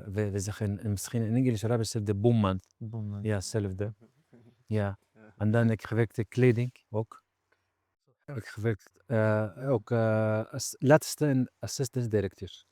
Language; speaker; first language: Dutch; non-native, learner; Arabic